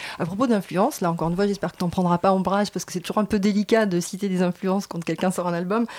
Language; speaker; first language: French; native; French